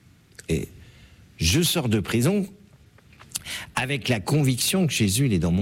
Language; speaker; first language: French; native; French